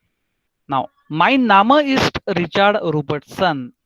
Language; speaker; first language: German; non-native, fluent; Hindi